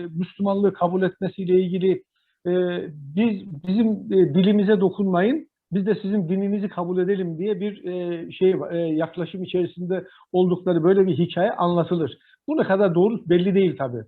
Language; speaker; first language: Turkish; non-native, local second language; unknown